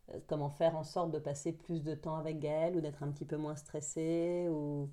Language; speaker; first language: French; native; French